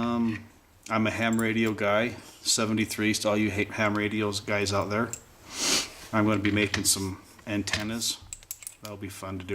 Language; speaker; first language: English; native; English